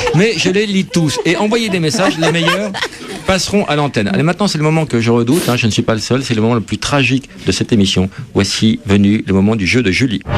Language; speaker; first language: French; native; French